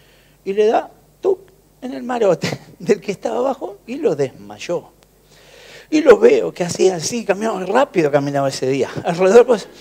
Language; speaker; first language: Spanish; native; Spanish